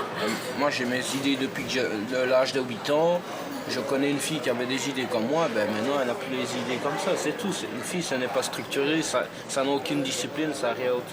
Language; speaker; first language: French; native; French